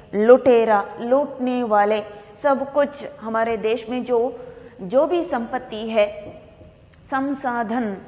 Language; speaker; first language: Hindi; non-native, local second language; Kannada